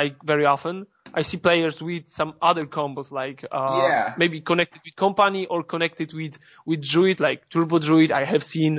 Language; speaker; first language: English; non-native, fluent; Polish